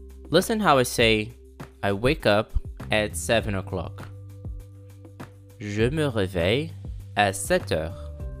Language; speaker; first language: English; non-native, fluent; Portuguese